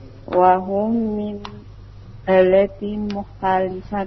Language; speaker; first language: Arabic; non-native, learner; Indonesian